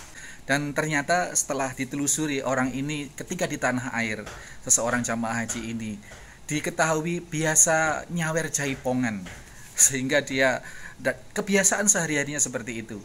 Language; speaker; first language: Indonesian; native; Indonesian